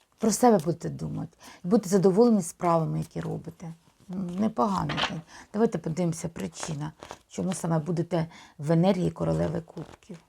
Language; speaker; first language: Ukrainian; non-native, local second language; Russian